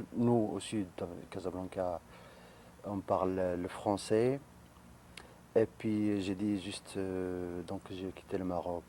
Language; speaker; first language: French; non-native, local second language; Arabic